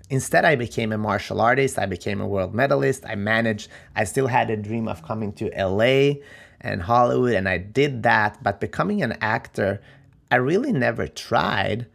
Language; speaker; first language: English; non-native, fluent; Macedonian